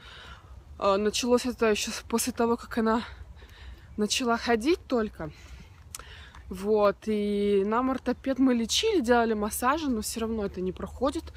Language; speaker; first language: Russian; native; Russian